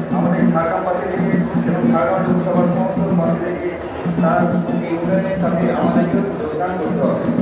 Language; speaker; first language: Bangla; non-native, local second language; Santali